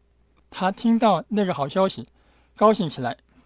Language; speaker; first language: Chinese; non-native, fluent; Korean